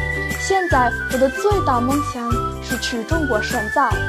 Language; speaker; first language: Chinese; non-native, learner; Romanian